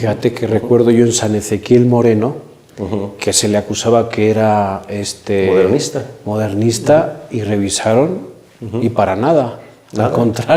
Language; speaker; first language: Spanish; native; Spanish